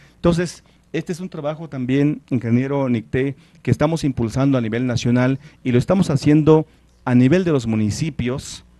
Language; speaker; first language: Spanish; non-native, local second language; Tzeltal